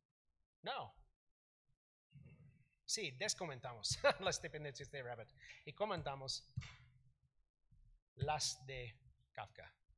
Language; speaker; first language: Spanish; non-native, learner; English